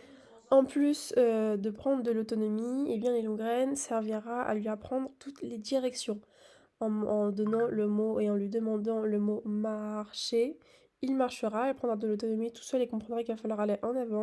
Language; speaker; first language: French; native; French